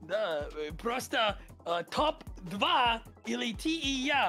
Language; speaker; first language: Russian; non-native, learner; English